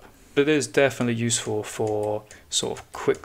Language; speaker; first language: English; native; English